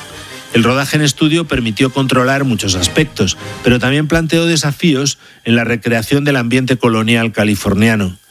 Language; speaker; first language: Spanish; native; Spanish